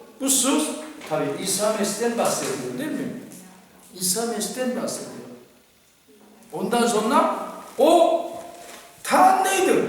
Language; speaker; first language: Turkish; non-native, fluent; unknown